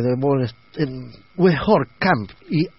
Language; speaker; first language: Swedish; non-native, learner; Spanish